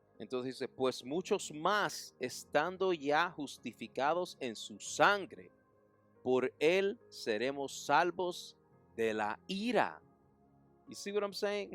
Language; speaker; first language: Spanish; early bilingual, heritage; English